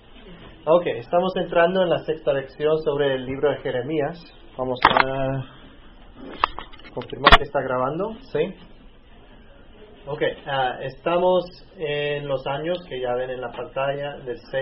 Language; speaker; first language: Spanish; native; Spanish